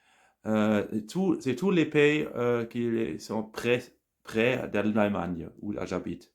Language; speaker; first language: French; non-native, learner; German